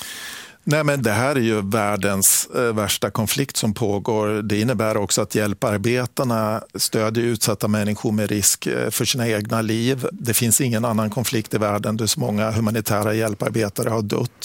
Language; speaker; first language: Swedish; native; Swedish